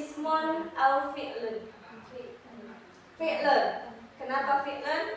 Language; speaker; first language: Arabic; non-native, fluent; Indonesian